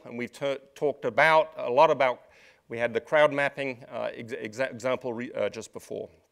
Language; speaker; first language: English; native; English